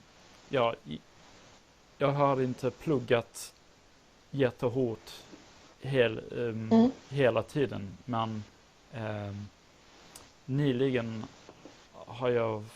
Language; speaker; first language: Swedish; non-native, learner; English